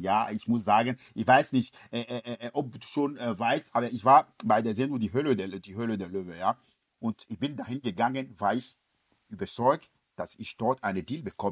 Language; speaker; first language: German; non-native, fluent; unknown